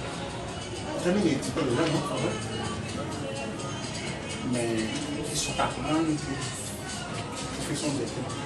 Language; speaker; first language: Portuguese; non-native, learner; Haitian Creole